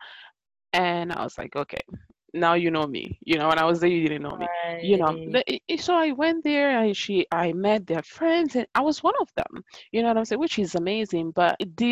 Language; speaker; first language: English; non-native, fluent; Italian